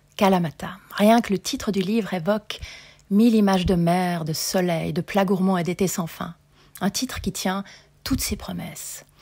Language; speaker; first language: French; native; French